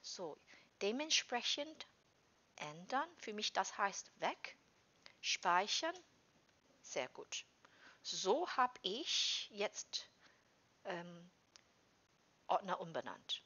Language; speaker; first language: German; non-native, fluent; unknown